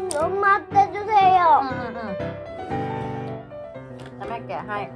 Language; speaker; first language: Korean; non-native, learner; Thai